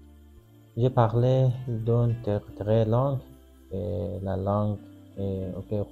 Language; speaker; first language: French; non-native, learner; Persian